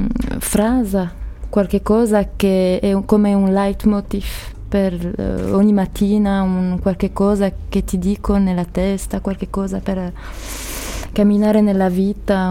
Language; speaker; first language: Italian; non-native, learner; French